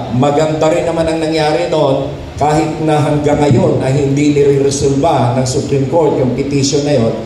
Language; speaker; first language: Filipino; non-native, local second language; Hiligaynon